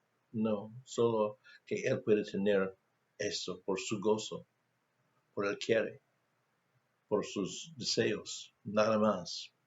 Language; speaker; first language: Spanish; non-native, fluent; English